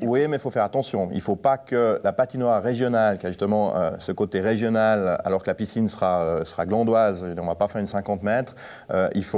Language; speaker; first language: French; native; French